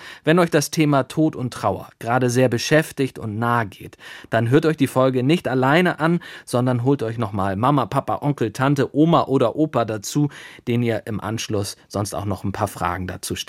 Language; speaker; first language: German; native; German